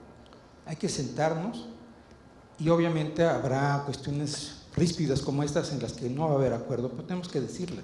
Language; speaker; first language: Spanish; native; Spanish